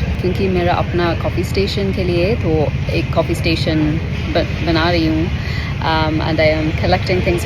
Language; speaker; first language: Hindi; non-native, learner; English